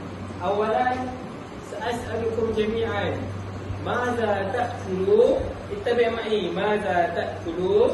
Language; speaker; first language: Arabic; non-native, learner; Malay